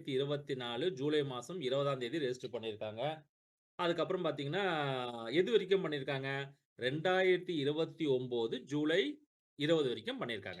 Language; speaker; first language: Tamil; native; Tamil